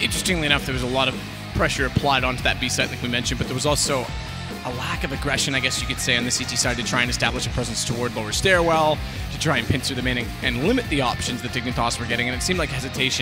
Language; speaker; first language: English; native; English